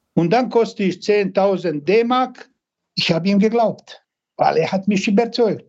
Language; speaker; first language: German; non-native, learner; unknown